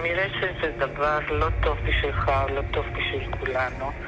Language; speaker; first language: Hebrew; non-native, fluent; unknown